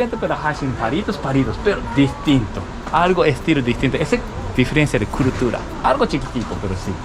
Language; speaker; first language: Spanish; non-native, learner; Japanese